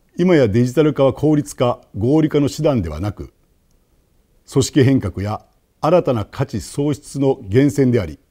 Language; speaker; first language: Japanese; native; Japanese